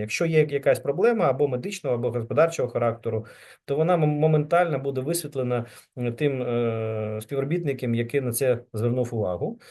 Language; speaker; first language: Ukrainian; native; Ukrainian